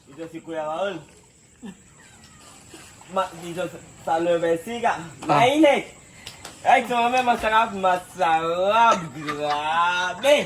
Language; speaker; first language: Filipino; non-native, learner; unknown